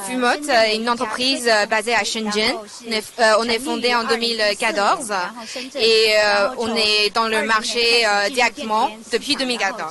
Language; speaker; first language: French; non-native, fluent; Chinese